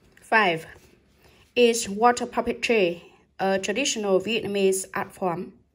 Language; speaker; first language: English; non-native, fluent; Vietnamese